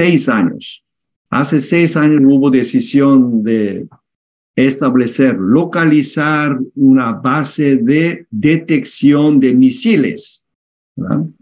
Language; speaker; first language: Spanish; non-native, fluent; Korean